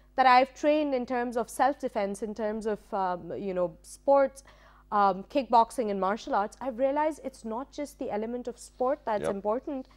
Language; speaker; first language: English; non-native, local second language; Urdu